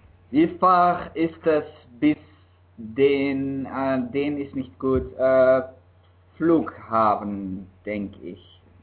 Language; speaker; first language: German; non-native, learner; Dutch